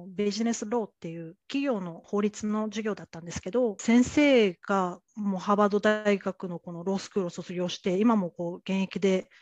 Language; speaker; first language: Japanese; native; Japanese